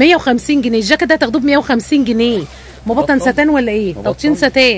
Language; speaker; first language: Arabic; native; Arabic